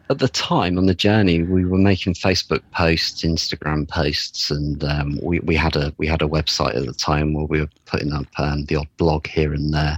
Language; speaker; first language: English; native; English